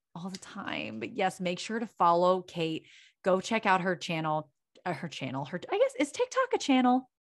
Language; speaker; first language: English; native; English